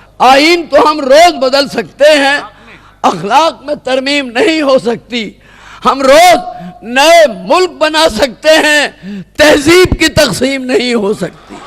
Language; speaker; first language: Urdu; native; Urdu